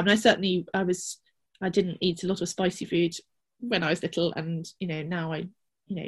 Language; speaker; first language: English; native; English